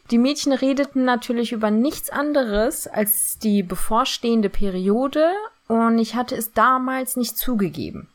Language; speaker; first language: German; early bilingual, other home language; Turkish